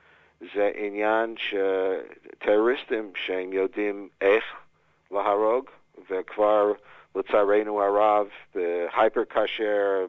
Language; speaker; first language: Hebrew; non-native, fluent; English